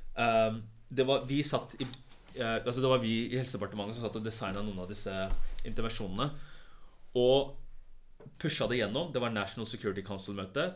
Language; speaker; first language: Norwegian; early bilingual, other home language; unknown